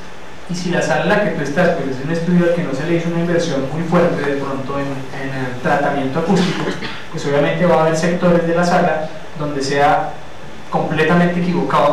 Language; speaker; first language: Spanish; native; Spanish